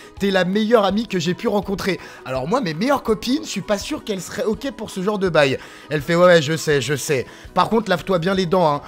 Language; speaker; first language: French; native; French